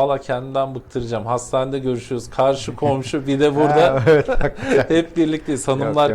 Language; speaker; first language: Turkish; native; Turkish